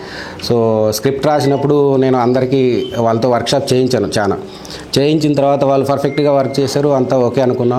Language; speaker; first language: Telugu; native; Telugu